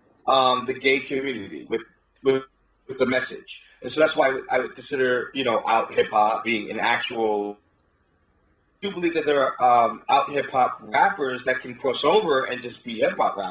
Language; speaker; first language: English; native; English